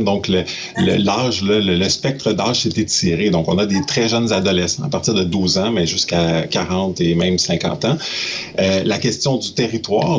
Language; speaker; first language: French; native; French